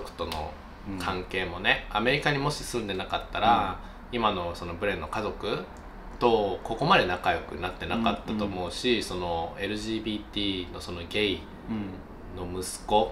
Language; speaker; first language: Japanese; native; Japanese